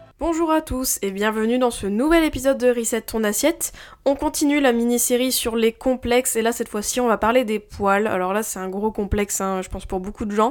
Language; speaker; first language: French; native; French